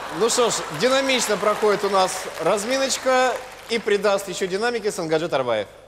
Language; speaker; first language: Russian; native; Russian